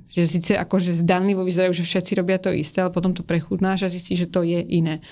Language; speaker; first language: Slovak; early bilingual, heritage; Slovak